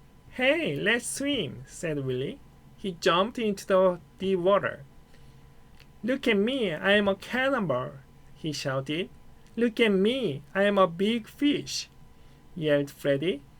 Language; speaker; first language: English; non-native, fluent; Korean